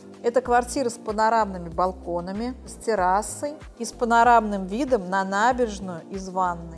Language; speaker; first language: Russian; native; Russian